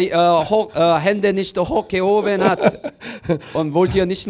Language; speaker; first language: German; non-native, learner; Korean